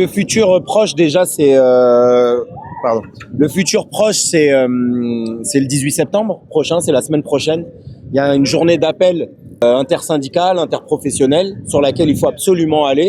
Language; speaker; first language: French; native; French